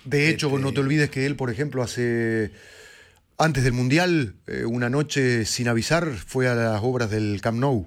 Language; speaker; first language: Spanish; native; Spanish